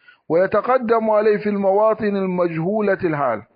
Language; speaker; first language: Arabic; non-native, fluent; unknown